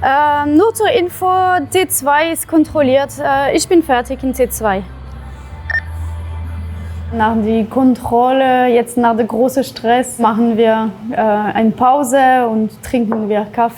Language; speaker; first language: German; non-native, fluent; French